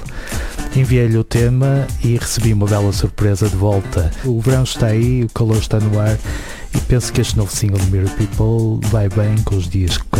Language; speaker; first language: Portuguese; native; Portuguese